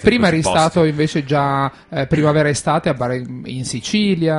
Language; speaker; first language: Italian; native; Italian